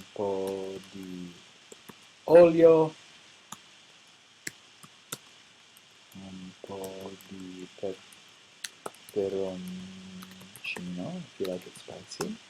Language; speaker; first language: Italian; non-native, fluent; English